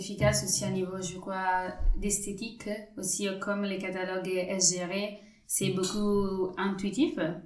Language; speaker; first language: French; non-native, fluent; Italian